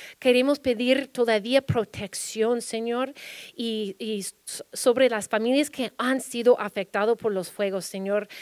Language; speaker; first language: Spanish; early bilingual, heritage; Spanish